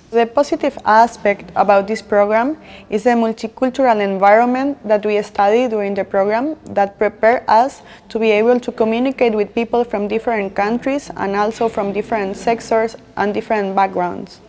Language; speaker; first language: English; non-native, fluent; Spanish